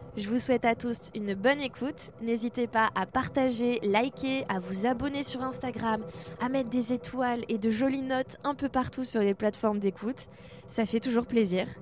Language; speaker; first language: French; native; French